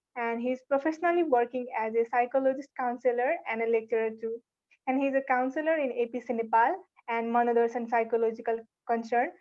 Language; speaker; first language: English; non-native, local second language; Nepali